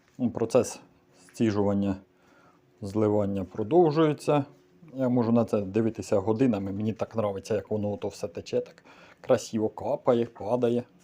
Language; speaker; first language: Ukrainian; native; Ukrainian